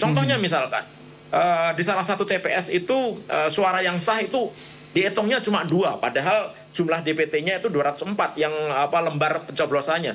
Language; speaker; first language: Indonesian; native; Indonesian